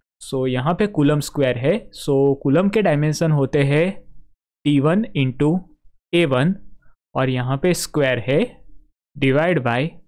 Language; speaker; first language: Hindi; non-native, local second language; Gujarati